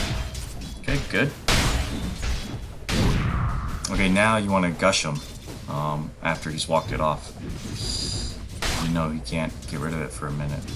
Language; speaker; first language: English; native; English